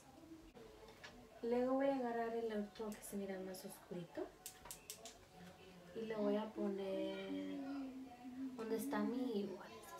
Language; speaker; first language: Spanish; early bilingual, heritage; Spanish